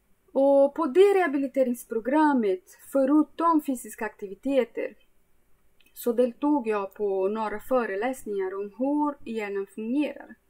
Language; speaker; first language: Swedish; non-native, fluent; Portuguese